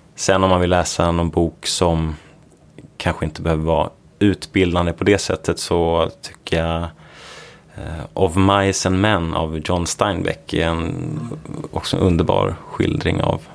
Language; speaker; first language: Swedish; native; Swedish